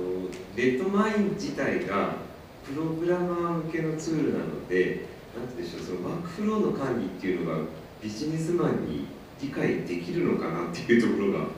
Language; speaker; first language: Japanese; native; Japanese